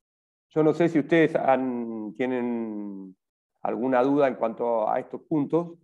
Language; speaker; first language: Spanish; native; Spanish